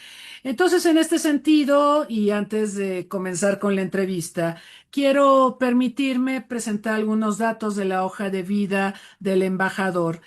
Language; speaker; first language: Spanish; native; Spanish